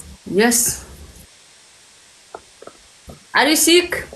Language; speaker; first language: English; non-native, learner; Nepali